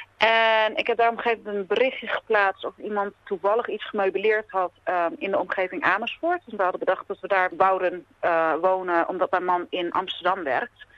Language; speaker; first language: Dutch; native; Dutch